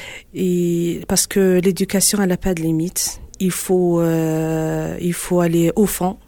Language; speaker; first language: French; non-native, learner; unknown